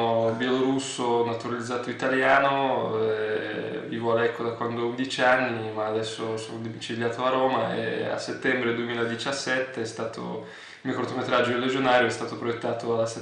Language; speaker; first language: Italian; early bilingual, other home language; Russian